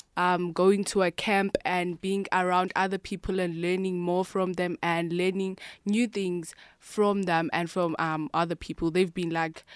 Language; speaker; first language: English; non-native, local second language; Xhosa